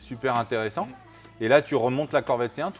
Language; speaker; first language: French; native; French